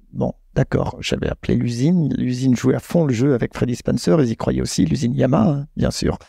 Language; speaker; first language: French; native; French